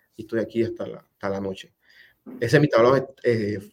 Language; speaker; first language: Spanish; native; Spanish